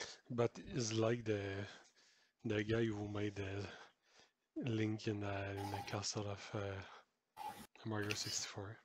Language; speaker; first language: English; non-native, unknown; French